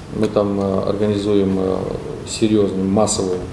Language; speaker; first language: Russian; non-native, local second language; Romanian